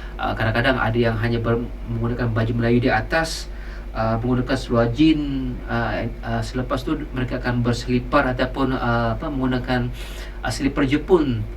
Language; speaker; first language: Malay; native; Malay